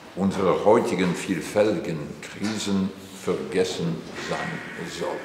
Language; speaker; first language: German; non-native, fluent; French